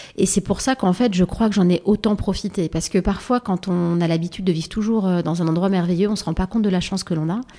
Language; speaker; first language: French; native; French